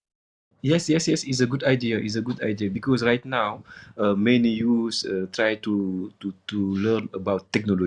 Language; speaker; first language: English; non-native, local second language; Wolof